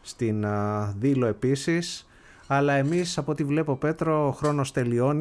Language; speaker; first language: Greek; native; Greek